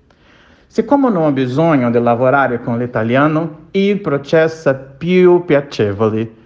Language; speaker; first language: Italian; non-native, learner; Portuguese